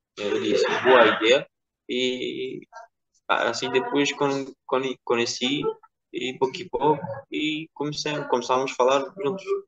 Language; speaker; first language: Portuguese; non-native, fluent; Georgian